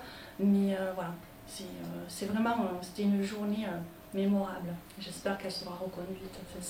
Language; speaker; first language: French; native; French